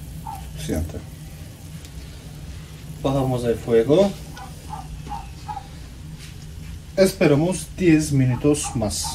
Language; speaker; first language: Spanish; non-native, learner; Turkish